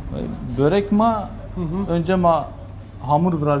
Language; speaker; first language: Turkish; non-native, local second language; Kurdish